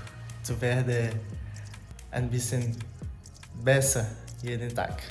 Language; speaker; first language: German; non-native, learner; Portuguese